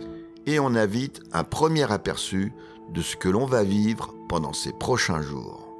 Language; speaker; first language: French; native; French